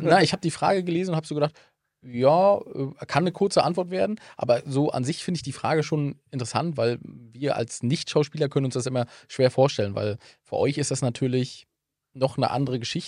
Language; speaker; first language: German; native; German